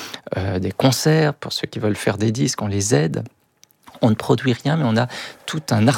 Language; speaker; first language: French; native; French